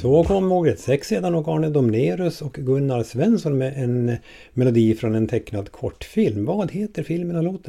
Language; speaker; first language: Swedish; native; Swedish